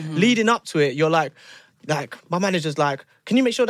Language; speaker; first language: English; native; English